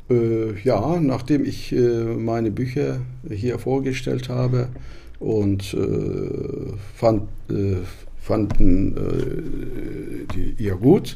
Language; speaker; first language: German; non-native, fluent; Turkish